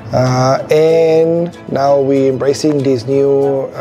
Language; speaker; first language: English; non-native, fluent; Spanish